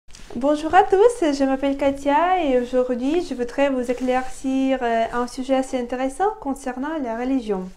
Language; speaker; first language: French; non-native, fluent; Russian